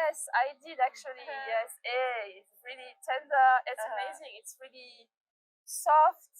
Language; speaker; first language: English; non-native, learner; French